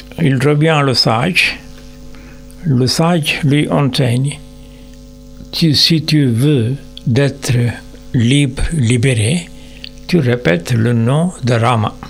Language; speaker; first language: French; non-native, learner; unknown